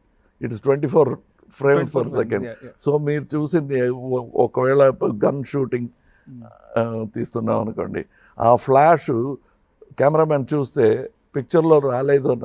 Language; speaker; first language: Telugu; non-native, local second language; Tamil